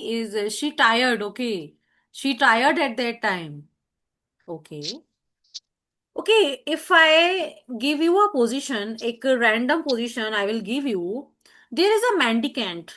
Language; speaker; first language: English; non-native, learner; Hindi